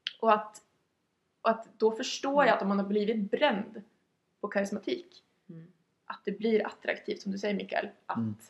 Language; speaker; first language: Swedish; native; Swedish